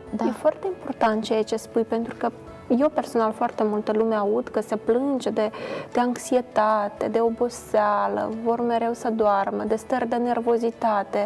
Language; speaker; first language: Romanian; native; Romanian